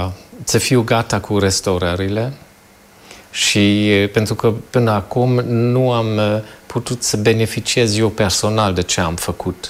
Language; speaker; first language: Romanian; non-native, fluent; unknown